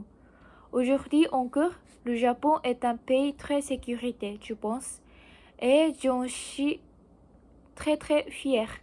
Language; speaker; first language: French; non-native, learner; Japanese